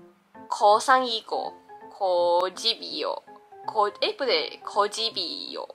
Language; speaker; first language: Korean; non-native, learner; Chinese